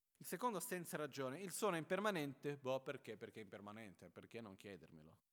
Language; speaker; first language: Italian; non-native, fluent; Portuguese